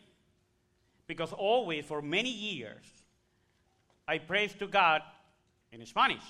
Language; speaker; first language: English; non-native, learner; Spanish